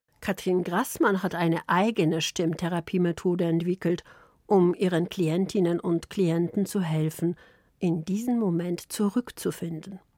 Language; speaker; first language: German; early bilingual, other home language; Polish